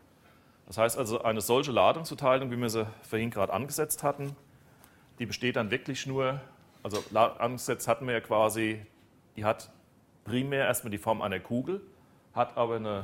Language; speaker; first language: German; native; German